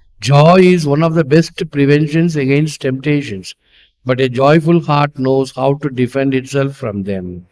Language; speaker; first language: English; non-native, local second language; Tamil